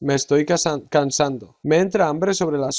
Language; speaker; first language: Spanish; native; Spanish